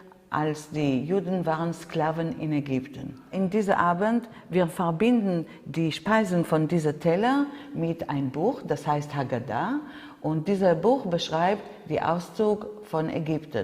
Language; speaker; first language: German; non-native, fluent; Hebrew